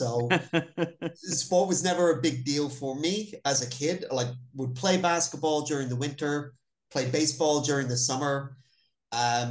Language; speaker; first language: English; native; English